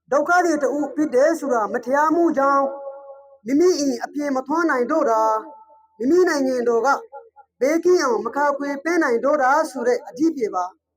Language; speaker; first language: Burmese; non-native, local second language; Rohingya